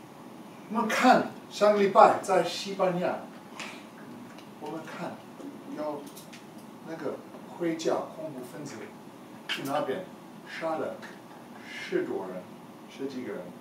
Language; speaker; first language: Chinese; non-native, learner; English